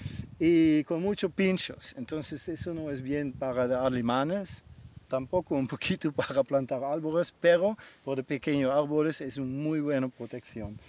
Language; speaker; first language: Spanish; non-native, learner; Dutch